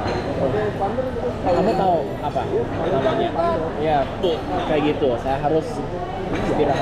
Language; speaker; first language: Indonesian; non-native, learner; English